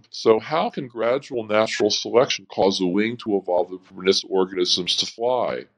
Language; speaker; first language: English; native; English